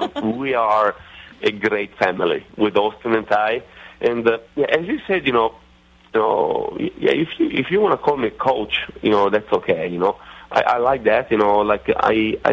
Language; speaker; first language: English; non-native, fluent; Italian